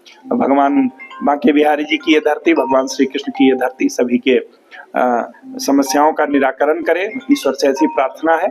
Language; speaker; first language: Hindi; native; Hindi